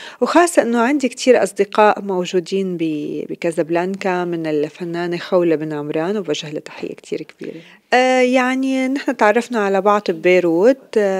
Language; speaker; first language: Arabic; native; Arabic